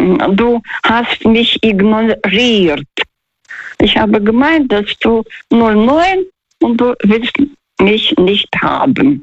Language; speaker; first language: German; non-native, fluent; Russian